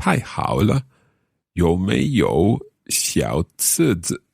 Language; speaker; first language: Chinese; non-native, learner; English